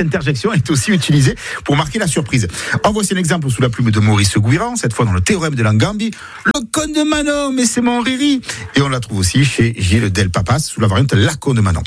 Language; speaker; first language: French; native; French